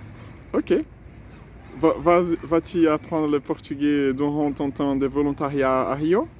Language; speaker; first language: French; non-native, fluent; Portuguese